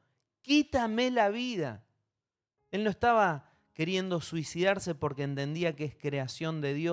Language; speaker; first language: Spanish; native; Spanish